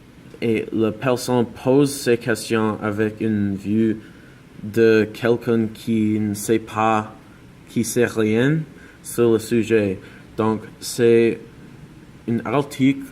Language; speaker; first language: French; non-native, learner; English